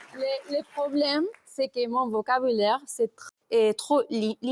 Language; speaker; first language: French; non-native, learner; Spanish